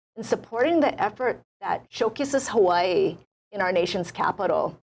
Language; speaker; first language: English; native; English